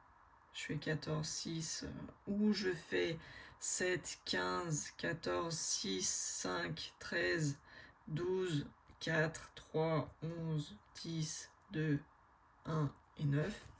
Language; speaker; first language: French; native; French